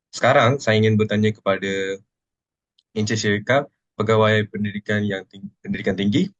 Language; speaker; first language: Malay; non-native, local second language; Telugu